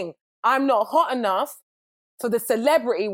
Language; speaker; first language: English; native; English